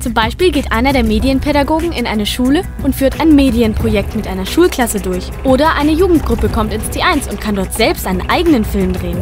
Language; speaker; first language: German; native; German